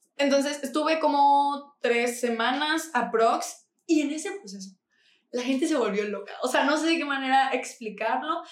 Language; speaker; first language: Spanish; native; Spanish